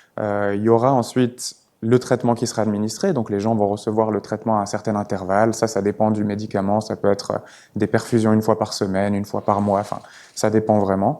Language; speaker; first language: French; native; French